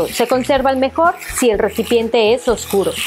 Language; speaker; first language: Spanish; native; Spanish